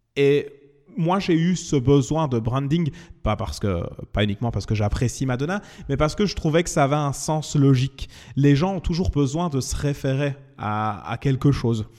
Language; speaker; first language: French; native; French